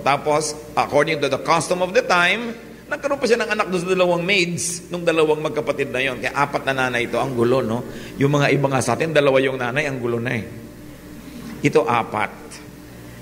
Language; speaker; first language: Filipino; native; Filipino